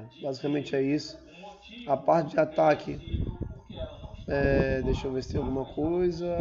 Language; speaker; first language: Portuguese; native; Portuguese